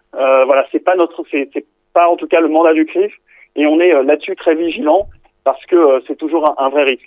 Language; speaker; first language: French; native; French